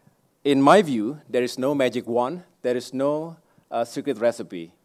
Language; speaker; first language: English; non-native, fluent; Indonesian